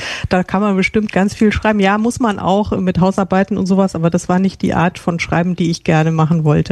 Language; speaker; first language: German; native; German